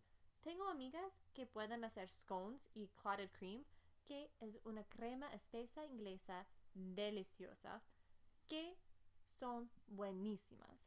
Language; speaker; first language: Spanish; non-native, fluent; English